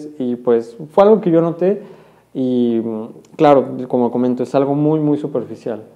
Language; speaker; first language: Spanish; native; Spanish